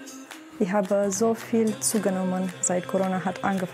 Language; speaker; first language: German; non-native, learner; Romanian